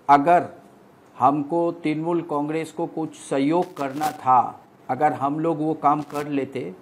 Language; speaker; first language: Hindi; non-native, local second language; Bangla